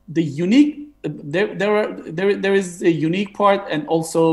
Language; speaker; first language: English; non-native, fluent; Turkish